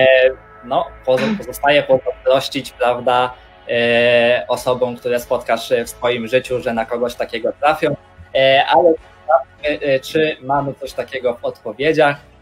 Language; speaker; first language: Polish; native; Polish